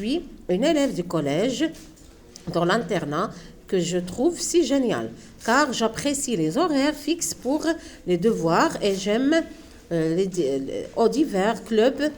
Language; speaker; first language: French; non-native, local second language; Arabic